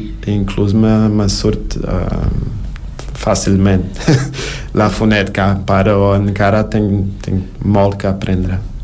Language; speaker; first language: Catalan; non-native, learner; Portuguese